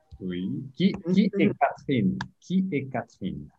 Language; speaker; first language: French; non-native, fluent; English